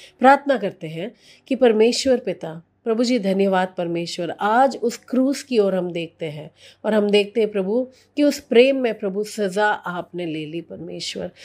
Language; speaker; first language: Hindi; non-native, local second language; Telugu